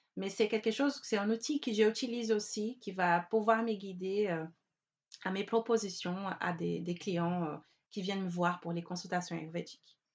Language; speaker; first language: French; non-native, fluent; Portuguese